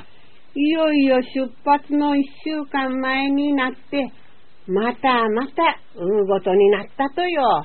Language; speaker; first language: Japanese; native; Japanese